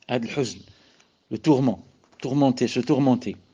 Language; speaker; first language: French; non-native, local second language; Arabic